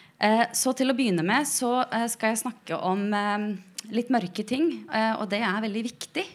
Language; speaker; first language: Norwegian; early bilingual, other home language; Persian